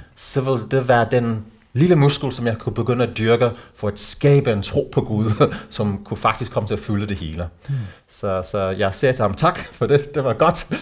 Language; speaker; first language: Danish; non-native, fluent; English